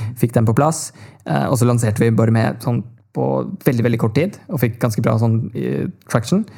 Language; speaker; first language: Norwegian; early bilingual, other home language; Tamil